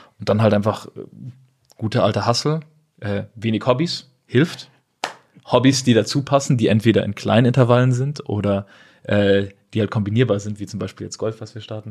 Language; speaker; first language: German; native; German